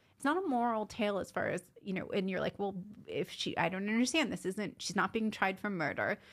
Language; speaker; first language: English; native; English